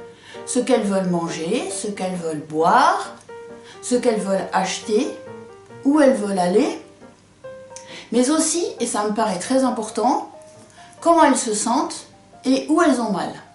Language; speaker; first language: French; native; French